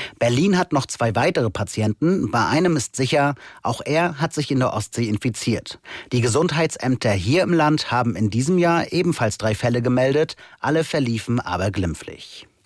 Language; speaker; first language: German; native; German